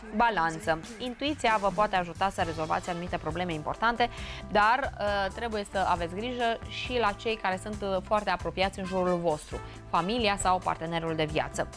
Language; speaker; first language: Romanian; native; Romanian